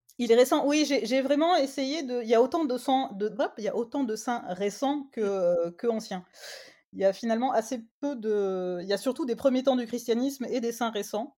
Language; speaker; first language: French; native; French